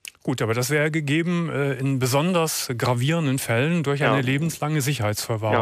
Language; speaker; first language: German; native; German